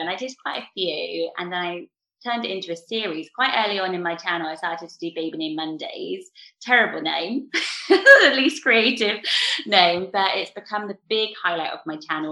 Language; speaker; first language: English; native; English